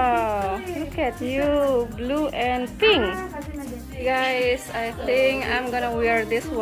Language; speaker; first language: English; non-native, learner; Indonesian